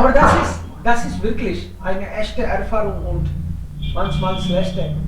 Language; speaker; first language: German; non-native, fluent; Hindi